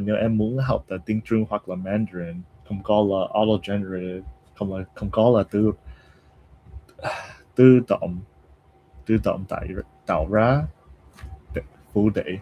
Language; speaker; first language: Vietnamese; non-native, learner; English